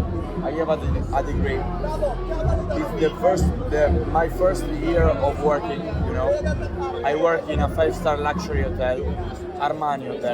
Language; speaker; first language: English; non-native, learner; Italian